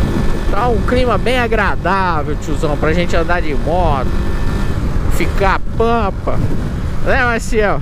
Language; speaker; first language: Portuguese; native; Portuguese